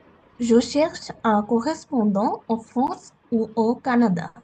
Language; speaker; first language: French; non-native, learner; Bangla